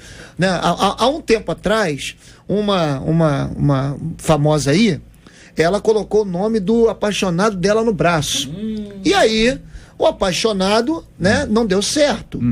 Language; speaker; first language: Portuguese; native; Portuguese